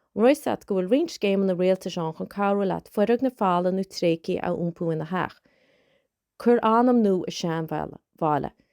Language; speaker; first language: Irish; native; Irish